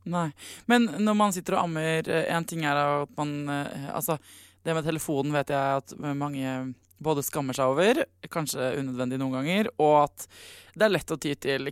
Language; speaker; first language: Norwegian; native; Norwegian